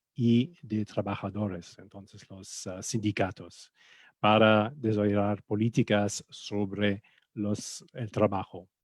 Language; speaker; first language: Spanish; non-native, fluent; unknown